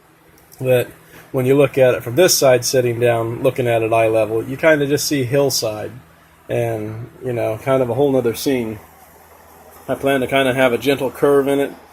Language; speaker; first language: English; native; English